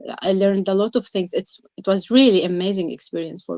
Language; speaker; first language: English; non-native, learner; Arabic